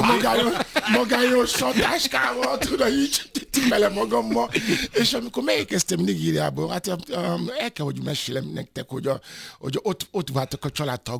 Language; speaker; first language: Hungarian; non-native, fluent; Yoruba